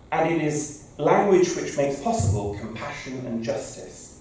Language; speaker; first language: English; native; English